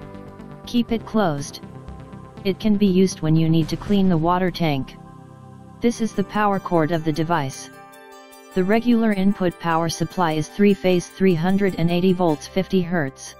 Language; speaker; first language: English; non-native, fluent; Chinese